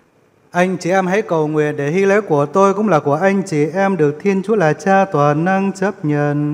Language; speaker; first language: Vietnamese; native; Vietnamese